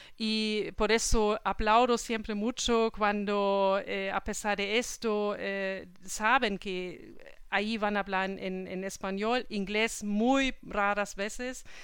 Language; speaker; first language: Spanish; non-native, fluent; German